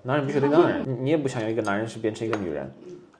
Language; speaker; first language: Chinese; non-native, fluent; Polish